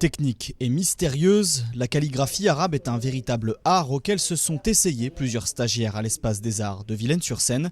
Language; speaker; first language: French; native; French